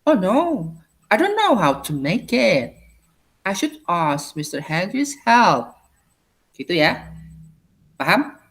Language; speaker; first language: English; non-native, learner; Indonesian